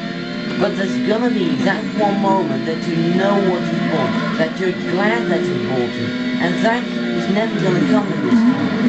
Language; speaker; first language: English; non-native, fluent; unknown